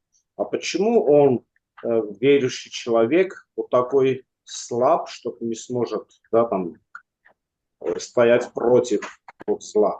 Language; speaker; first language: Russian; non-native, local second language; Armenian